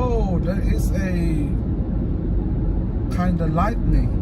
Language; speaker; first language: English; non-native, local second language; Filipino